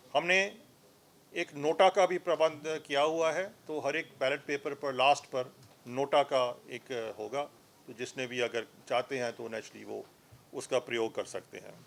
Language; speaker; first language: Hindi; non-native, local second language; Punjabi